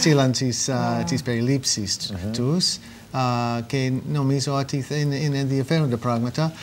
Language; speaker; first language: Greek; non-native, fluent; English